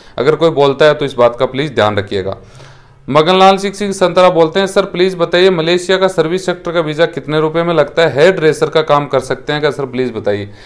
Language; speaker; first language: Hindi; native; Hindi